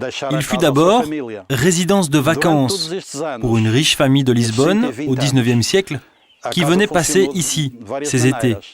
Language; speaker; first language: French; native; French